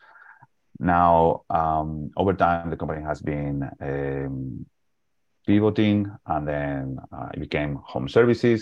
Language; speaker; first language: English; non-native, fluent; Spanish